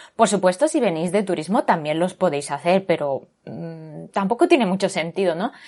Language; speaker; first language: Spanish; native; Spanish